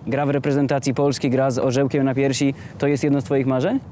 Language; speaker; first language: Polish; native; Polish